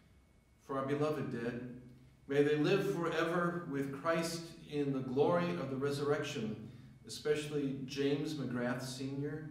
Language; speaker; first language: English; native; English